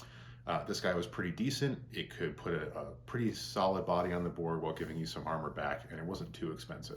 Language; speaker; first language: English; native; English